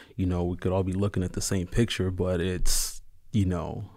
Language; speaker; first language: English; non-native, local second language; Swahili